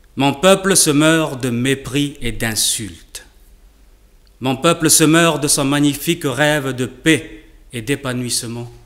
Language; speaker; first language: French; native; French